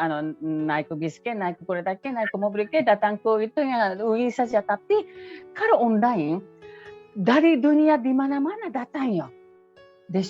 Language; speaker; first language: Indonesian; non-native, fluent; Japanese